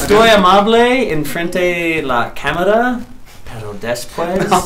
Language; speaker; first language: Spanish; non-native, learner; English